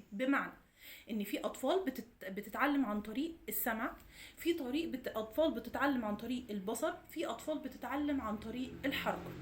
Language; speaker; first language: Arabic; native; Arabic